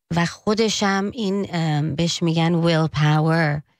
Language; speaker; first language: Persian; early bilingual, heritage; Persian